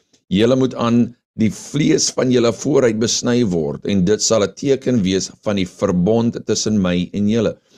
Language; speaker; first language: Afrikaans; early bilingual, heritage; Afrikaans